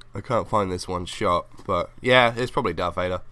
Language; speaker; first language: English; native; English